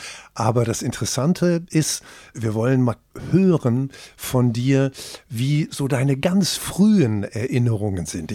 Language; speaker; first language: German; native; German